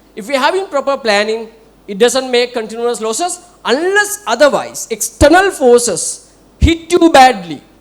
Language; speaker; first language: English; non-native, local second language; Sinhala